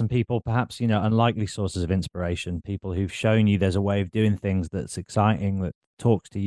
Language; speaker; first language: English; native; English